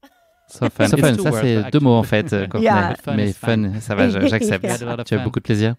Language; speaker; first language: French; native; French